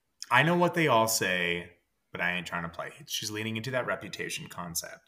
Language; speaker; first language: English; native; English